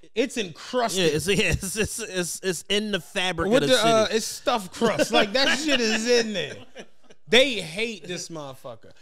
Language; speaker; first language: English; native; English